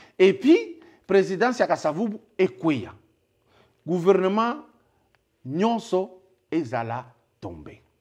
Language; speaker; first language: French; non-native, local second language; Lingala